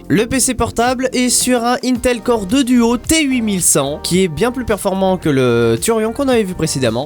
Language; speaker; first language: French; native; French